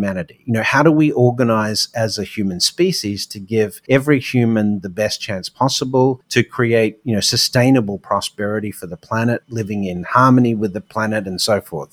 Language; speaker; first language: English; native; English